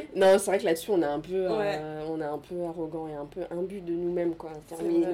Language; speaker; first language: French; native; French